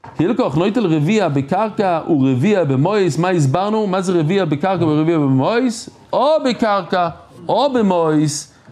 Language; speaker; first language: Hebrew; non-native, fluent; English